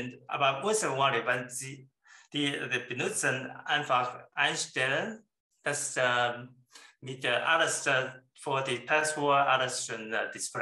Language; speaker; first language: German; non-native, learner; Chinese